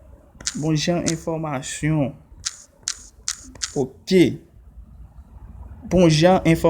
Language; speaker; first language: French; non-native, learner; Haitian Creole